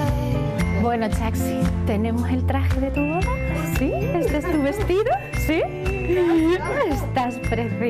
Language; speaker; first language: Spanish; native; Spanish